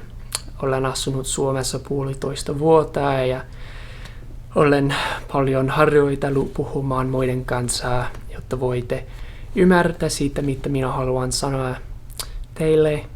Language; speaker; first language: Finnish; non-native, fluent; English